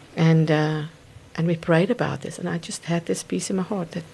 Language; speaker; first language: English; non-native, local second language; Afrikaans